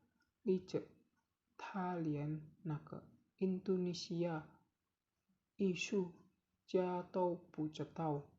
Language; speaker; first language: Chinese; non-native, learner; Indonesian